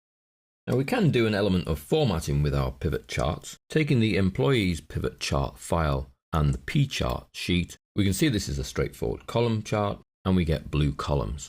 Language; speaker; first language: English; native; English